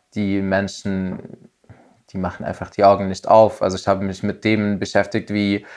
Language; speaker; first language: German; non-native, fluent; Arabic